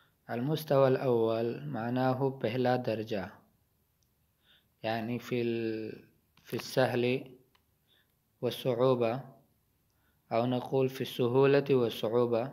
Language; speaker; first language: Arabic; non-native, fluent; Urdu